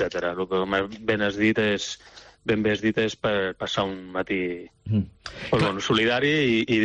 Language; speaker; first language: Catalan; native; Catalan